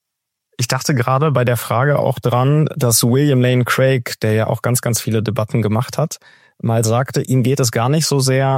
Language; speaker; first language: German; native; German